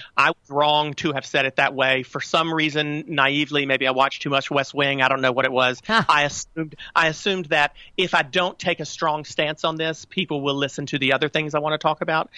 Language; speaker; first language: English; native; English